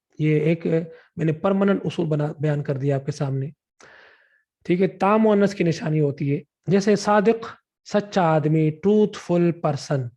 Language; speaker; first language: Urdu; non-native, local second language; Sindhi